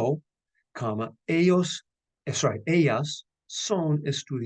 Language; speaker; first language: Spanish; non-native, fluent; English